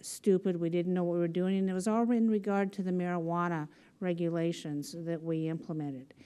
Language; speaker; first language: English; native; English